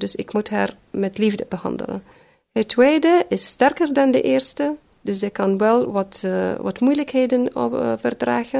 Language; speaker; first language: Dutch; early bilingual, other home language; Arabic